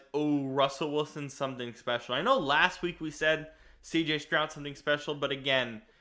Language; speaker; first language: English; native; English